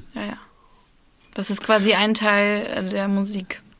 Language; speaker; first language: German; early bilingual, other home language; Russian